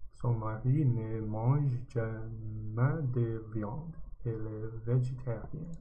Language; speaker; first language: French; non-native, learner; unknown